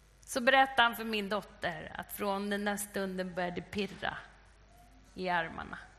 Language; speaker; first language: Swedish; native; Swedish